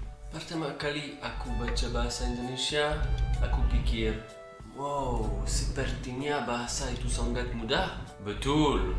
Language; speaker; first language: Indonesian; non-native, learner; French